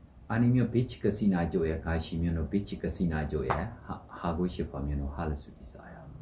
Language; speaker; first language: Korean; non-native, learner; Burmese